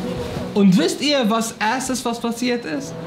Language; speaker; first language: German; non-native, fluent; Arabic